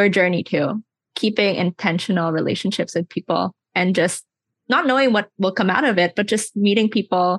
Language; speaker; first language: English; non-native, local second language; Filipino